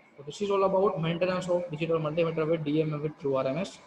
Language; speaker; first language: English; non-native, local second language; Gujarati